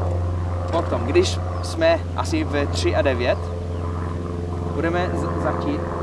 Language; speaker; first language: Czech; non-native, learner; English